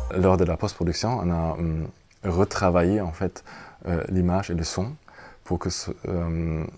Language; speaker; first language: French; non-native, fluent; German